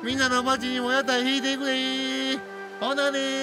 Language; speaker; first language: Japanese; native; Japanese